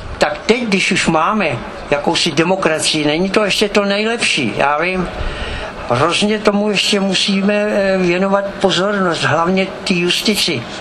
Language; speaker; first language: Czech; native; Czech